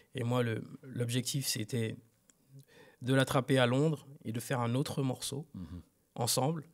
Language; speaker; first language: French; native; French